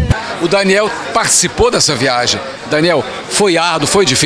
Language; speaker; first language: Portuguese; native; Portuguese